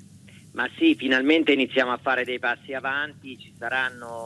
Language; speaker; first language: Italian; native; Italian